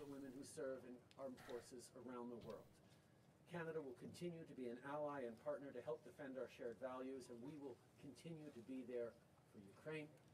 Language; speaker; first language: English; early bilingual, other home language; French